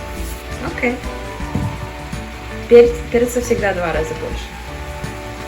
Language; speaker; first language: Russian; early bilingual, other home language; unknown